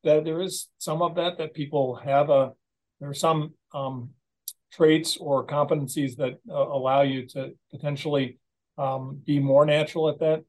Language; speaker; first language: English; native; English